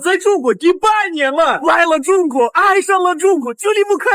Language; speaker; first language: Chinese; non-native, fluent; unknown